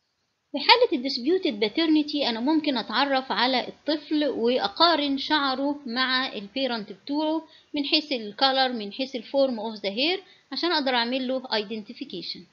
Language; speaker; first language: Arabic; native; Arabic